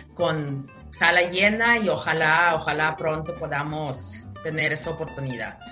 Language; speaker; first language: Spanish; non-native, fluent; Ukrainian